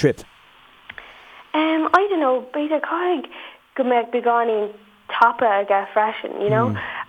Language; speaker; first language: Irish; non-native, local second language; English